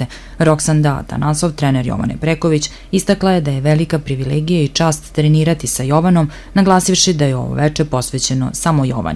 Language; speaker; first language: Serbian; native; Serbian